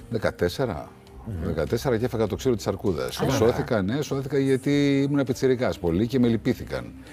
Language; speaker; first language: Greek; native; Greek